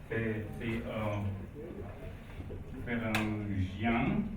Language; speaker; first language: French; non-native, fluent; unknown